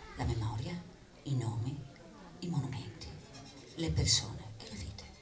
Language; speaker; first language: Italian; non-native, fluent; English